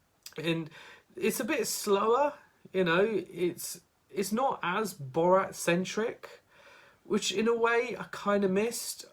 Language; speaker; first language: English; native; English